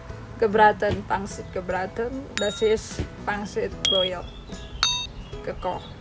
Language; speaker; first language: German; non-native, learner; Indonesian